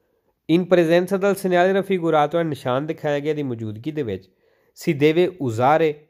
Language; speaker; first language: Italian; non-native, learner; Punjabi